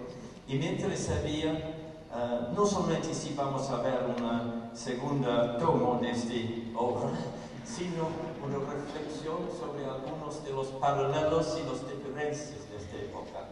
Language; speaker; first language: Spanish; non-native, fluent; English